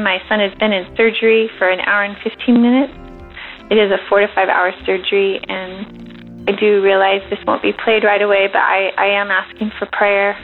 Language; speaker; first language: English; native; English